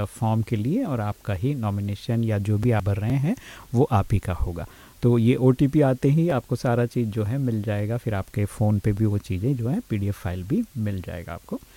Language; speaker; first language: Hindi; native; Hindi